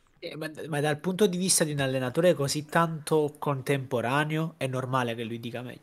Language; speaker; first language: Italian; native; Italian